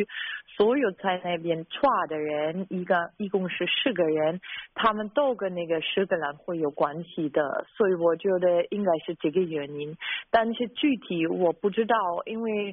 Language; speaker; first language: Chinese; non-native, fluent; German